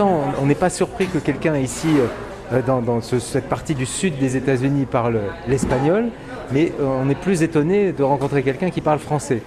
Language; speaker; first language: French; native; French